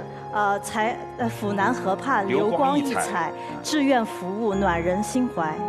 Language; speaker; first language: Chinese; native; Chinese